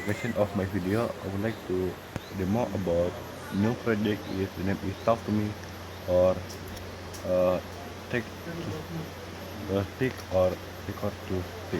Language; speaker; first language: English; non-native, learner; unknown